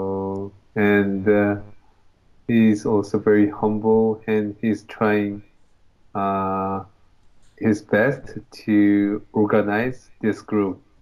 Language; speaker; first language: English; non-native, learner; Korean